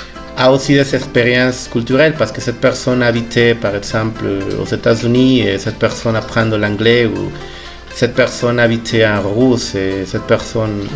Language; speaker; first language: French; non-native, fluent; Spanish